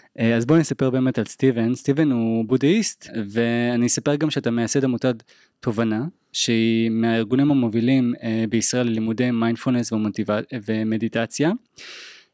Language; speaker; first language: Hebrew; native; Hebrew